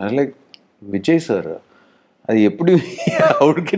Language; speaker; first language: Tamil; non-native, learner; Telugu